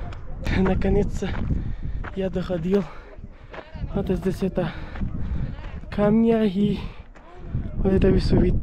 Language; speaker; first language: Russian; non-native, learner; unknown